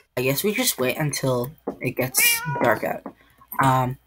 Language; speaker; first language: English; native; English